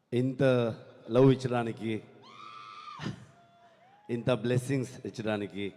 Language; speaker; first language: Telugu; non-native, learner; Kannada